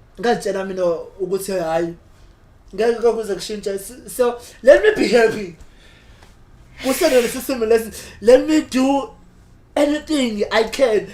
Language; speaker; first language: Zulu; native; Zulu